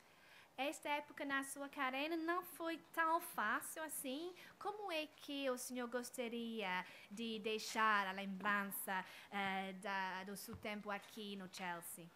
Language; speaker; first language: Portuguese; non-native, fluent; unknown